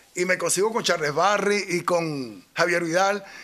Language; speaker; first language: Spanish; native; Spanish